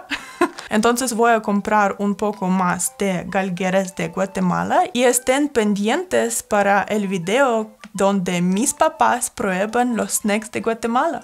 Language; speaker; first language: Spanish; non-native, fluent; Russian